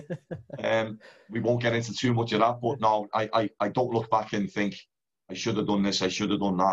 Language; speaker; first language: English; native; English